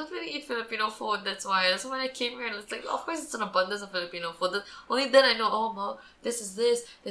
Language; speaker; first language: English; native; English